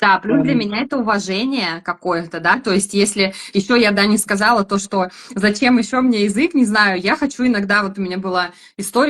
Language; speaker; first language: Russian; native; Russian